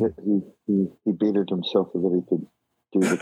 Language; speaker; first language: English; native; English